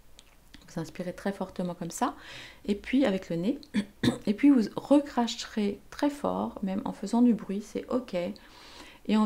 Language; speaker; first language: French; native; French